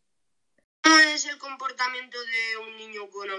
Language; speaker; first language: Spanish; native; Spanish